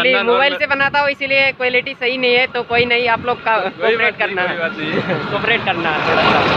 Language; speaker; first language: Hindi; non-native, local second language; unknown